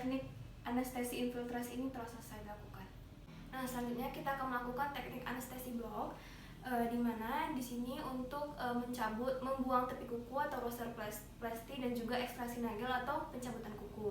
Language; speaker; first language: Indonesian; native; Indonesian